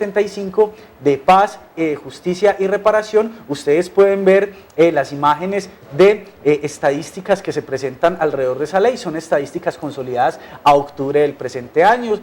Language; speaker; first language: Spanish; native; Spanish